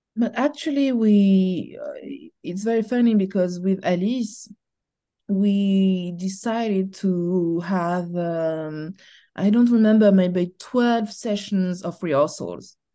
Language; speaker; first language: English; non-native, learner; French